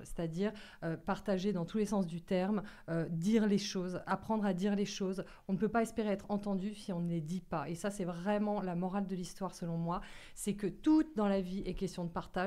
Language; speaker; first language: French; native; French